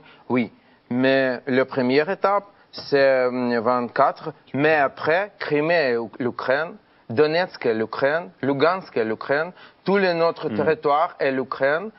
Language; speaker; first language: French; non-native, fluent; Ukrainian